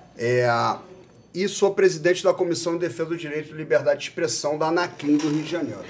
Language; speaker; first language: Portuguese; native; Portuguese